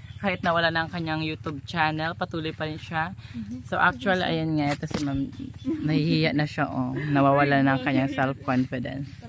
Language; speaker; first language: Filipino; native; Filipino